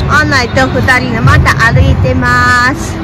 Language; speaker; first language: Japanese; non-native, fluent; Chinese